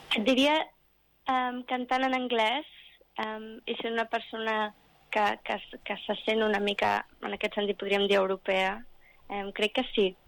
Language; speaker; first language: Catalan; non-native, local second language; English